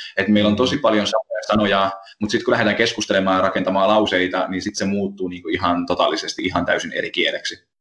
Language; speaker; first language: Finnish; native; Finnish